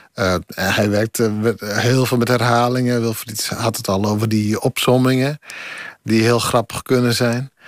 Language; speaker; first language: Dutch; non-native, local second language; Western Frisian